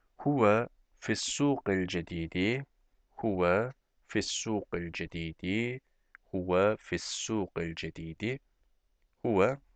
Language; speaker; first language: Arabic; non-native, fluent; Turkish